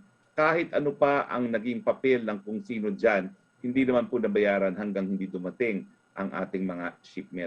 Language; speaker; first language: Filipino; native; Filipino